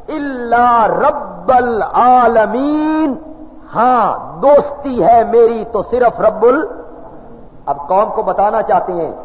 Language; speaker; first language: Urdu; non-native, local second language; Punjabi